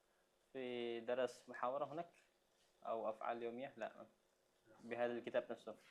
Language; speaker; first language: Arabic; non-native, fluent; Indonesian